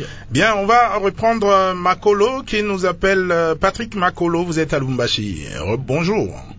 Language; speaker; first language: French; non-native, local second language; Lingala